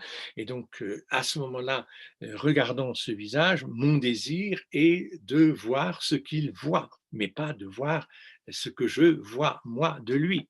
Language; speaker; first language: French; native; French